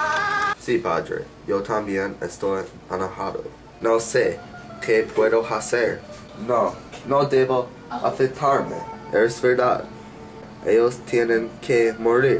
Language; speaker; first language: Spanish; non-native, learner; English